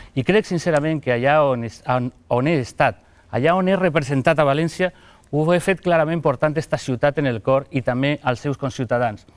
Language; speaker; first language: Catalan; non-native, local second language; Spanish